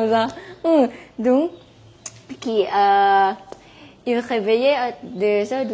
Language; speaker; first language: French; non-native, learner; Thai